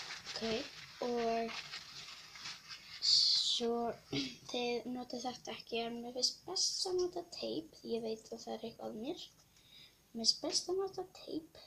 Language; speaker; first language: Icelandic; non-native, local second language; Portuguese